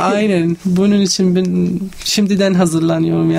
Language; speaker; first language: Turkish; non-native, learner; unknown